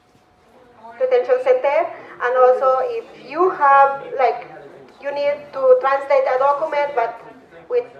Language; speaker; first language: English; non-native, learner; Spanish